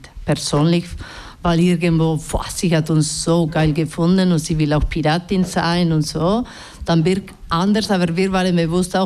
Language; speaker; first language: German; non-native, learner; Basque